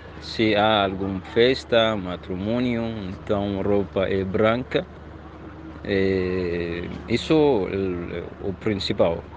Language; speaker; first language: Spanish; non-native, learner; Arabic